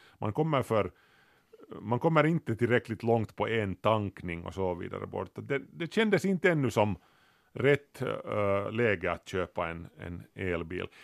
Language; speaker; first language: Swedish; native; Swedish